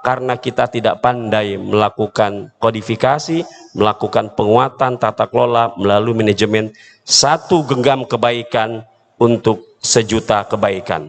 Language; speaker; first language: Indonesian; native; Indonesian